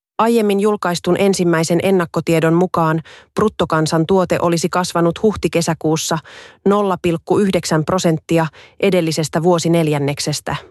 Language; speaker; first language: Finnish; native; Finnish